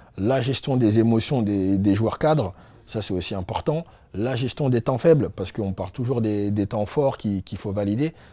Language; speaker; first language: French; native; French